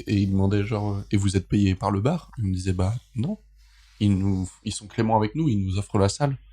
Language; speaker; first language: French; native; French